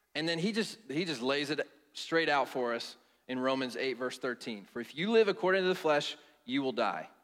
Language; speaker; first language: English; native; English